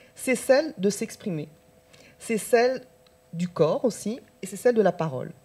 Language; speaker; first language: French; non-native, local second language; Chinese